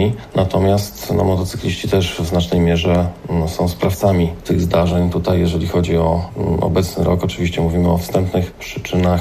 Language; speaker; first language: Polish; native; Polish